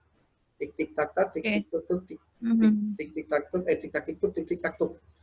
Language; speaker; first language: English; non-native, learner; Indonesian